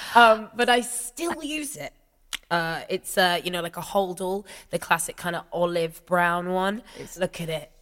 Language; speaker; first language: English; native; English